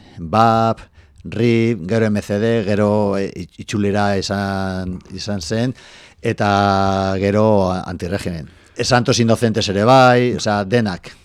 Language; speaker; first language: Basque; non-native, local second language; Spanish